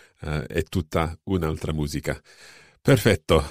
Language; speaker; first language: Italian; non-native, fluent; English